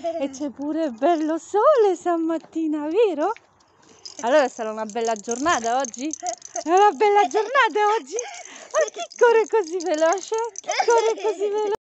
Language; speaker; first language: Italian; non-native, learner; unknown